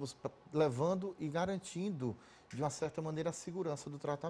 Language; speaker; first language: Portuguese; native; Portuguese